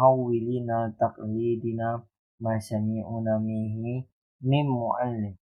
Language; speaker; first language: Arabic; non-native, learner; Indonesian